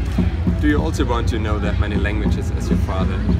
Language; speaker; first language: English; non-native, fluent; German